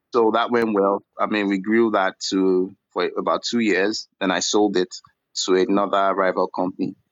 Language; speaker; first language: English; non-native, local second language; Yoruba